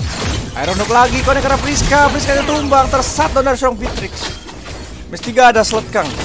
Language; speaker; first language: Indonesian; native; Indonesian